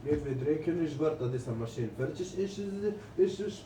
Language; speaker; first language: German; non-native, learner; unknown